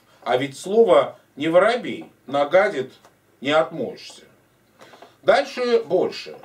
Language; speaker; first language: Russian; native; Russian